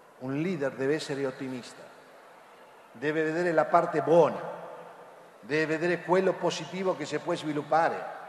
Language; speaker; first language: Italian; non-native, fluent; Spanish